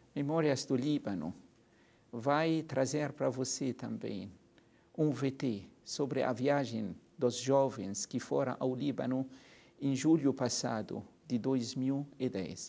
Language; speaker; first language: Portuguese; non-native, fluent; Arabic